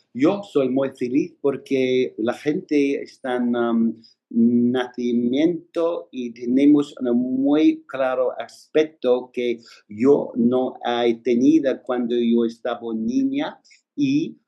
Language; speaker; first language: Spanish; non-native, learner; English